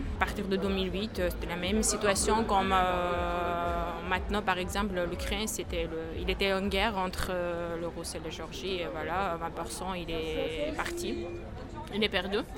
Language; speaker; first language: French; non-native, learner; Georgian